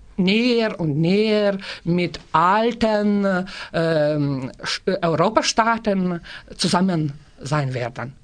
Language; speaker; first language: German; non-native, learner; Lithuanian